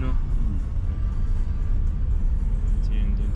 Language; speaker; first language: Spanish; non-native, fluent; Russian